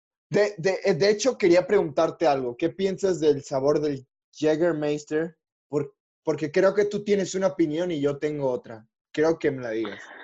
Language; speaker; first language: Spanish; native; Spanish